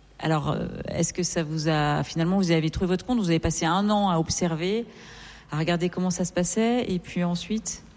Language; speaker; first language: French; native; French